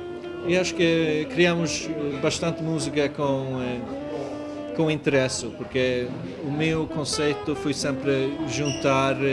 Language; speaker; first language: Portuguese; non-native, fluent; Swedish